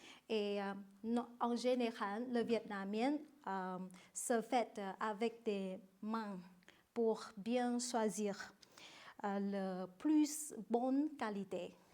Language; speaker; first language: French; non-native, learner; Vietnamese